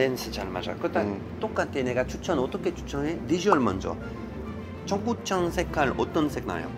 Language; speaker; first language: Korean; non-native, learner; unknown